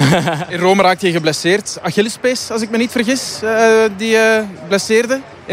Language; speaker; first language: Dutch; native; Dutch